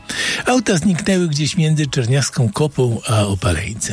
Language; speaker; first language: Polish; native; Polish